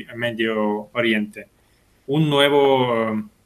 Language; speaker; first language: Spanish; non-native, fluent; Ukrainian